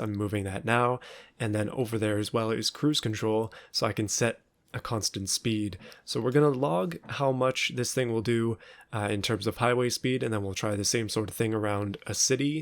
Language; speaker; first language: English; native; English